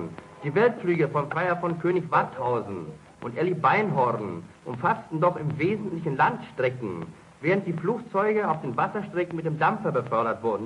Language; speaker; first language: German; native; German